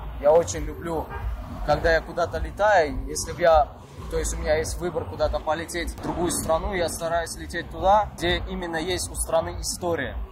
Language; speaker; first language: Russian; non-native, local second language; Uzbek